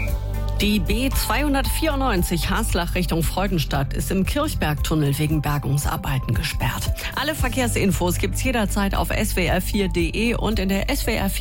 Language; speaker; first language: German; native; German